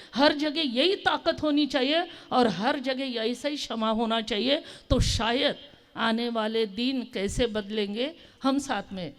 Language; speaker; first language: Hindi; non-native, local second language; Marathi